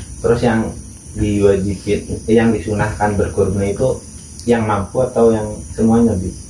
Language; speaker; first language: Indonesian; native; Indonesian